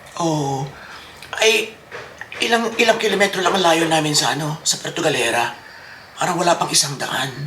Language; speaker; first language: Filipino; native; Filipino